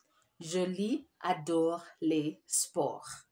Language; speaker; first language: French; non-native, fluent; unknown